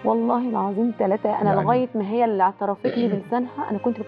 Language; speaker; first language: Arabic; native; Arabic